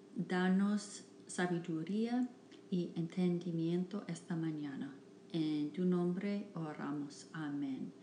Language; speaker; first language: Spanish; non-native, fluent; English